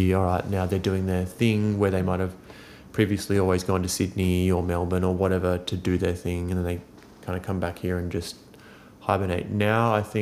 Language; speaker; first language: English; native; English